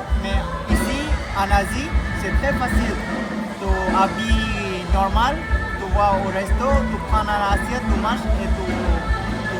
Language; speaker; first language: French; non-native, fluent; Thai